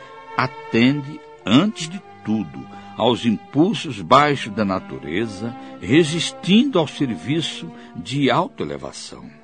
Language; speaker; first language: Portuguese; native; Portuguese